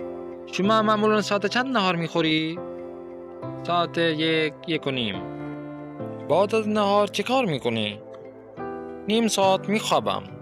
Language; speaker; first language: Persian; non-native, fluent; Urdu